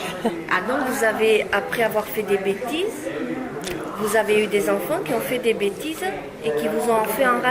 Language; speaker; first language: French; native; French